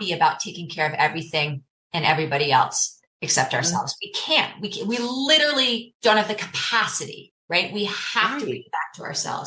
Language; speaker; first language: English; native; English